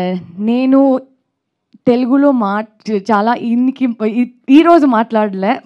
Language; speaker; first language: Telugu; non-native, learner; Kannada